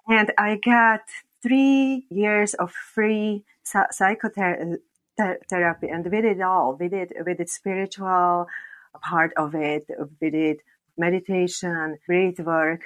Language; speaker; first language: English; non-native, fluent; Slovak